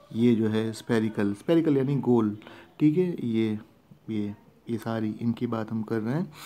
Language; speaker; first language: Hindi; non-native, local second language; Gujarati